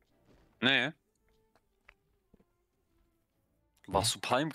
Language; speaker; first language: German; native; German